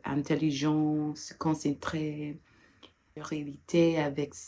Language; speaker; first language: French; non-native, learner; English